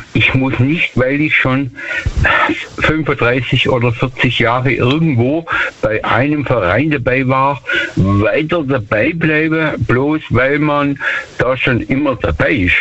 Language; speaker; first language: German; native; German